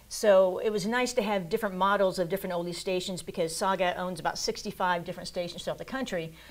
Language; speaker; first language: English; native; English